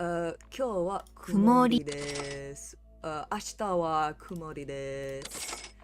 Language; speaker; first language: Japanese; non-native, learner; English